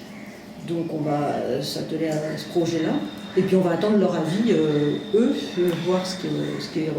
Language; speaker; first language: French; native; French